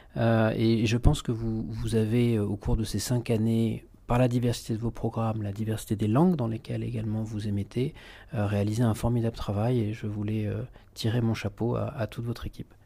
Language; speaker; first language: French; native; French